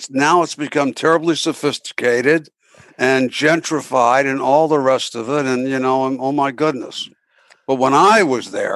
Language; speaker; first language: English; native; English